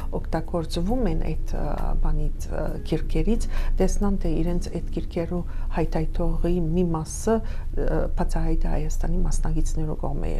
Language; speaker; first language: Armenian; early bilingual, heritage; Armenian